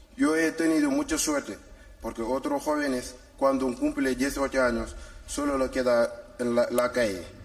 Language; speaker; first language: Spanish; non-native, learner; Wolof